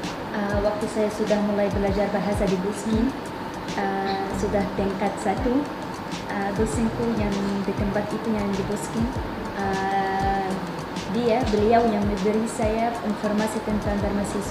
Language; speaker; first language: Indonesian; non-native, learner; Arabic